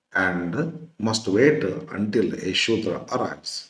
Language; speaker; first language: English; non-native, local second language; Kannada